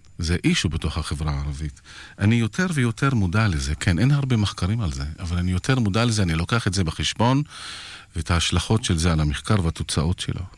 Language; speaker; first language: Hebrew; non-native, local second language; Arabic